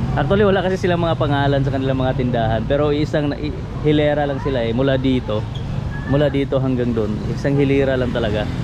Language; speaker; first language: Filipino; non-native, local second language; Cebuano